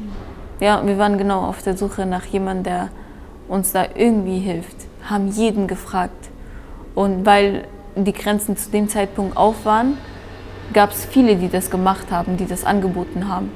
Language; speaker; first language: German; early bilingual, other home language; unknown